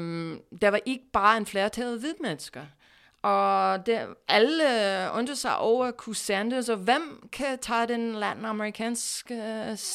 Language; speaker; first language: Danish; non-native, fluent; English